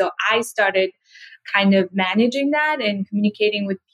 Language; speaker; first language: English; non-native, fluent; Korean